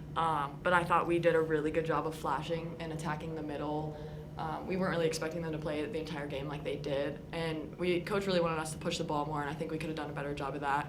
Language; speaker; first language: English; native; English